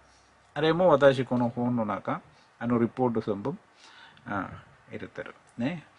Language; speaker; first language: Japanese; non-native, learner; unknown